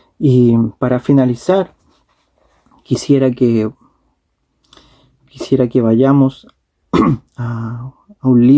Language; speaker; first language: Spanish; native; Spanish